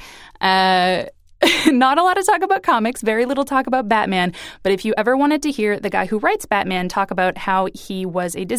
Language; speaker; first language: English; native; English